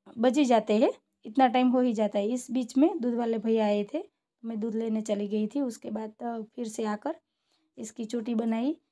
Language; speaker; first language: Hindi; non-native, local second language; Gujarati